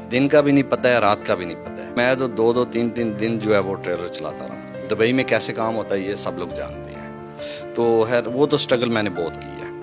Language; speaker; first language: Urdu; non-native, local second language; Punjabi